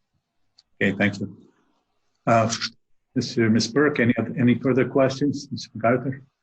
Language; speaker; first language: English; native; English